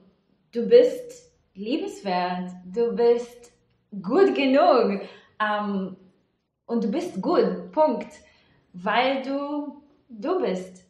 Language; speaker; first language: German; non-native, fluent; Hebrew